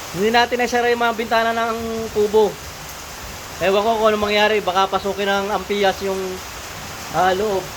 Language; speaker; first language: Filipino; non-native, local second language; Bikol